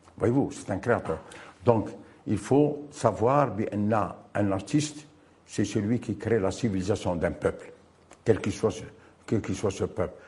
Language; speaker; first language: French; non-native, local second language; Arabic